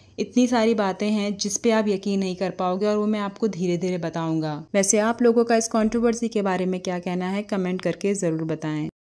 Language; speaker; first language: Hindi; native; Hindi